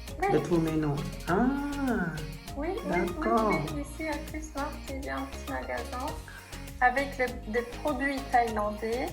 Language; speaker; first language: French; non-native, learner; Thai